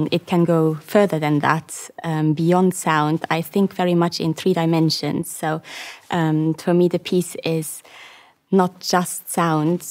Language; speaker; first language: English; non-native, fluent; Luxembourgish